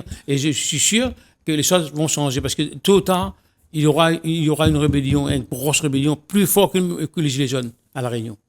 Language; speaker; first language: French; non-native, local second language; Réunion Creole French